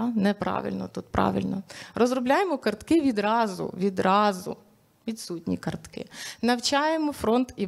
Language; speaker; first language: Ukrainian; native; Ukrainian